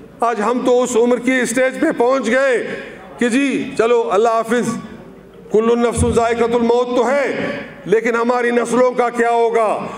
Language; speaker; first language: Urdu; non-native, local second language; Baluchi